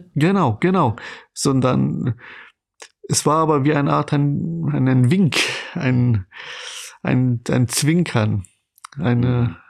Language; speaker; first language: German; non-native, fluent; Persian